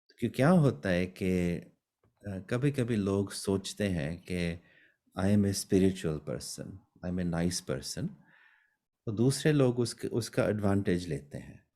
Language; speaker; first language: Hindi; early bilingual, heritage; Hindi